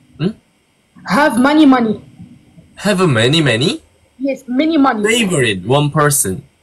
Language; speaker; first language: English; non-native, learner; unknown